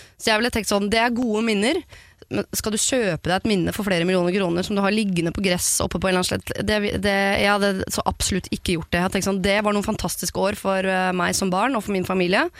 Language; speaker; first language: Norwegian; native; Norwegian